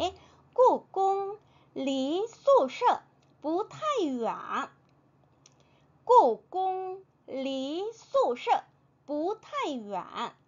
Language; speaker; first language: Chinese; non-native, fluent; Korean